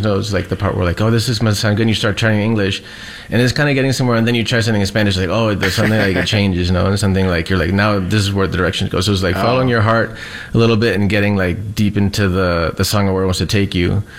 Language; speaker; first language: English; early bilingual, other home language; Spanish